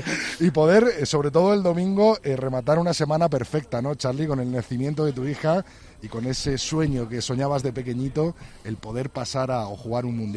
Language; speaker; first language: Spanish; native; Spanish